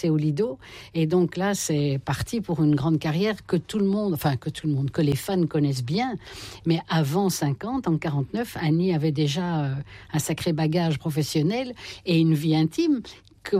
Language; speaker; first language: French; native; French